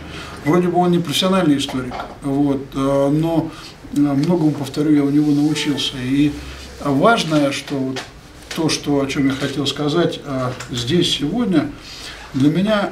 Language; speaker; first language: Russian; native; Russian